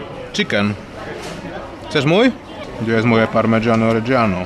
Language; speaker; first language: Polish; native; Polish